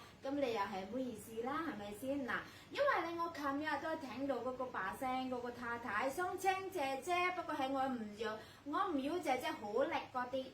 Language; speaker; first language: Cantonese; non-native, fluent; Indonesian